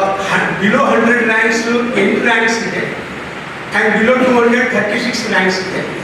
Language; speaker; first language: Kannada; non-native, local second language; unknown